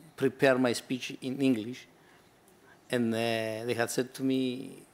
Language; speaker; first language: English; non-native, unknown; Greek